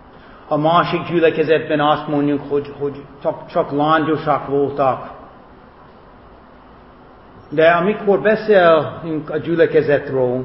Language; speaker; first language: Hungarian; non-native, fluent; English